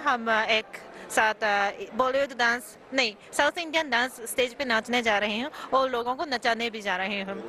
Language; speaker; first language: Hindi; non-native, fluent; Japanese